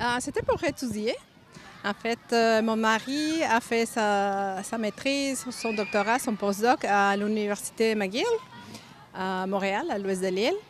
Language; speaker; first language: French; non-native, fluent; Spanish